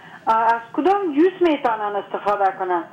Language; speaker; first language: Persian; native; Persian